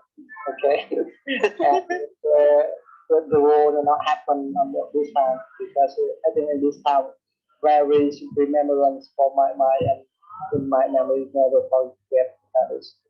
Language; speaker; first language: English; non-native, learner; Vietnamese